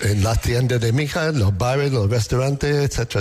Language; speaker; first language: Spanish; non-native, learner; English